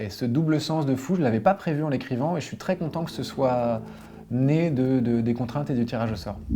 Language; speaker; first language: French; native; French